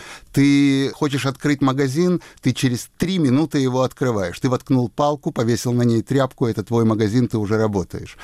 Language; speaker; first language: Russian; native; Russian